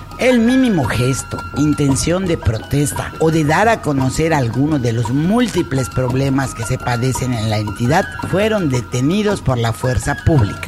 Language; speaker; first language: Spanish; native; Spanish